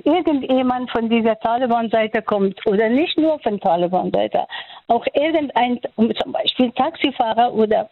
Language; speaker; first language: German; non-native, fluent; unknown